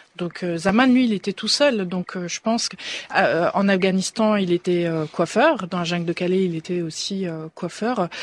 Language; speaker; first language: French; native; French